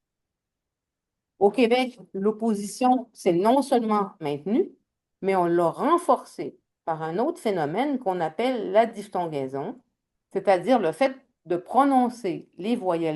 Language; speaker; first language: French; native; French